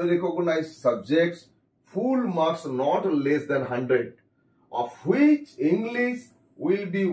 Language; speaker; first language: English; non-native, local second language; Bangla